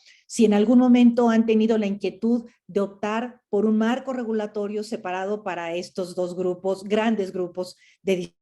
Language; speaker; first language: Spanish; native; Spanish